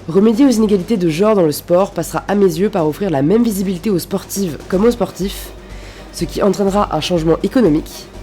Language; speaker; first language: French; native; French